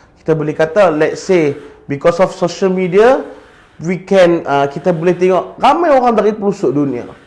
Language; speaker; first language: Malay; native; Malay